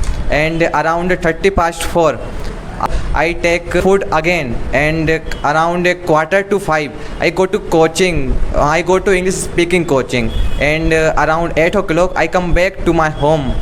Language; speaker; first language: English; non-native, learner; Hindi